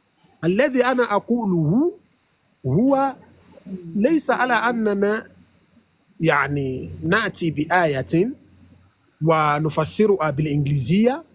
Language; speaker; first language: Arabic; non-native, fluent; Yoruba